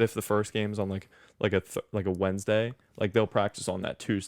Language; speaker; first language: English; native; English